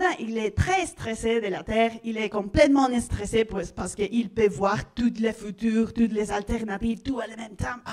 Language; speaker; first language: French; non-native, learner; Spanish